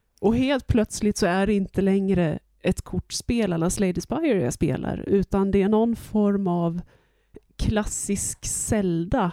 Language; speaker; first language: Swedish; native; Swedish